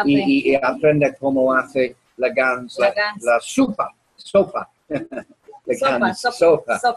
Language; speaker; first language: Spanish; non-native, learner; English